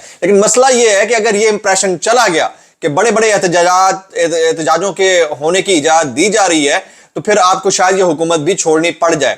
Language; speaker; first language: Urdu; native; Urdu